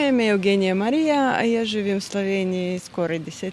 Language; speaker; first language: Slovenian; non-native, fluent; Russian